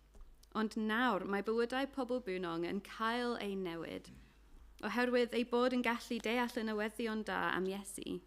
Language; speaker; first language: Welsh; non-native, fluent; English